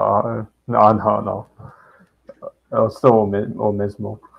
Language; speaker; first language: Portuguese; non-native, learner; English